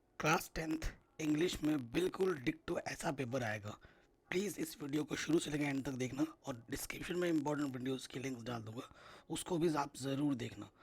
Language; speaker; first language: Hindi; native; Hindi